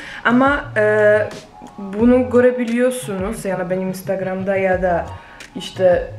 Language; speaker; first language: Turkish; non-native, fluent; Polish